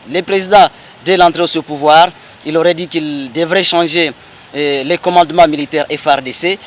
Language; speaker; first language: French; non-native, local second language; Swahili